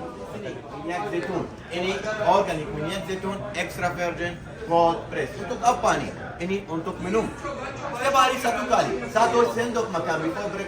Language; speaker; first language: Indonesian; non-native, learner; Turkish